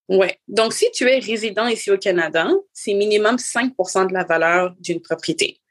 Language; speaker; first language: French; native; French